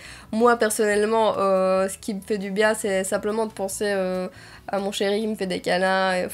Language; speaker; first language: French; native; French